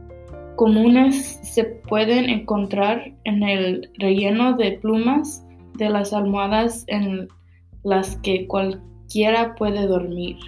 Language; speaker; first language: Spanish; early bilingual, heritage; Spanish